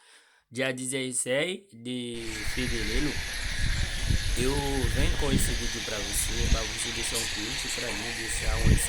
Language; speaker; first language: Portuguese; non-native, learner; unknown